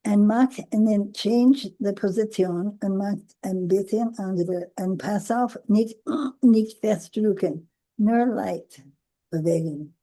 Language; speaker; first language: German; non-native, learner; English